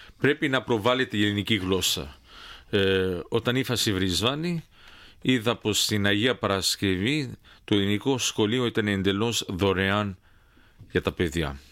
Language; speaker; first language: Greek; early bilingual, heritage; Greek